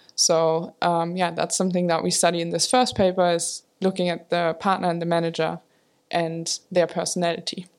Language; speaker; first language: English; non-native, fluent; German